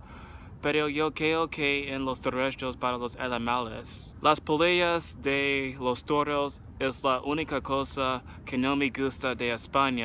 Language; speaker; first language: Spanish; non-native, learner; English